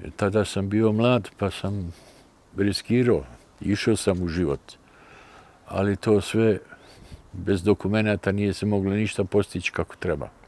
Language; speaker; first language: Bosnian; early bilingual, heritage; Bosnian